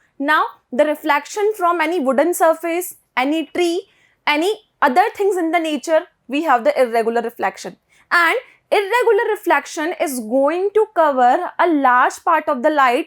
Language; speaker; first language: English; non-native, local second language; Hindi